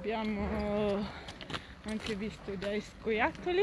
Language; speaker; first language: Italian; non-native, fluent; Dutch